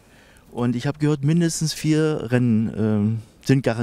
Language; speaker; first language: German; native; German